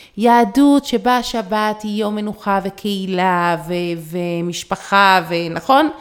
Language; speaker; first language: Hebrew; native; Hebrew